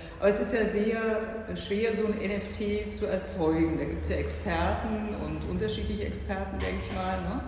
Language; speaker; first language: German; native; German